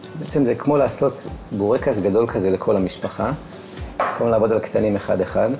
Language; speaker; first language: Hebrew; native; Hebrew